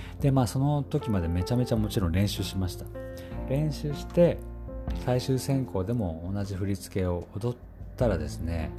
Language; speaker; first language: Japanese; native; Japanese